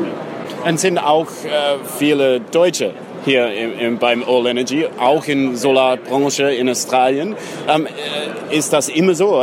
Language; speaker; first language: German; non-native, learner; English